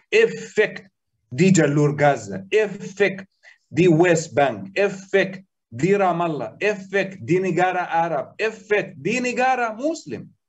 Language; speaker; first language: Indonesian; non-native, learner; Arabic